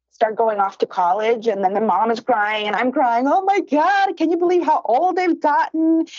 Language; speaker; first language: English; early bilingual, other home language; Spanish